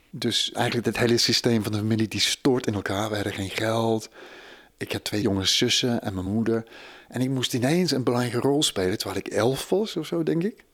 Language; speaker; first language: Dutch; non-native, fluent; English